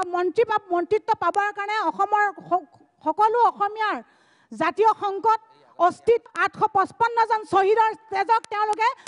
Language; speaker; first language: Assamese; native; Assamese